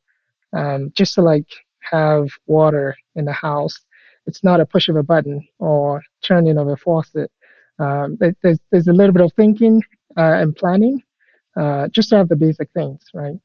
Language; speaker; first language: English; non-native, local second language; Yoruba